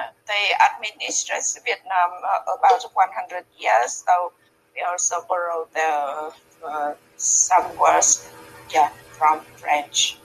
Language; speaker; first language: English; non-native, learner; Vietnamese